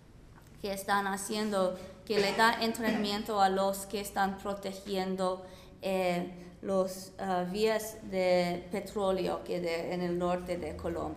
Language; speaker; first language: Spanish; non-native, fluent; English